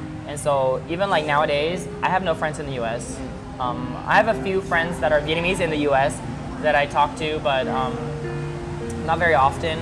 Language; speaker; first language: English; early bilingual, other home language; Vietnamese